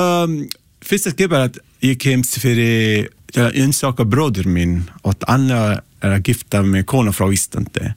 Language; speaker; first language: Icelandic; non-native, learner; Italian